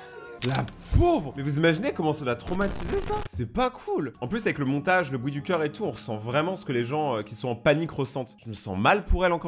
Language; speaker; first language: French; native; French